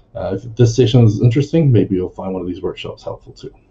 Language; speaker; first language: English; native; English